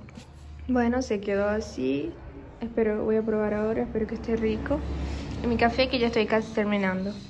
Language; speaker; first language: Spanish; non-native, fluent; Portuguese